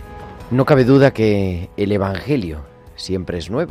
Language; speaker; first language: Spanish; native; Spanish